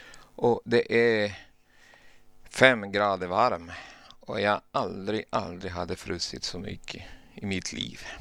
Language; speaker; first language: Swedish; non-native, fluent; Spanish